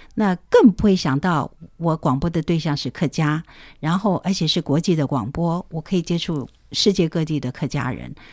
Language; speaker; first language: Chinese; native; Chinese